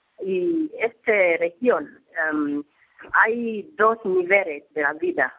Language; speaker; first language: Spanish; non-native, learner; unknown